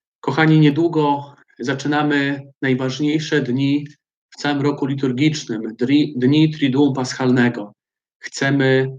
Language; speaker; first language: Polish; native; Polish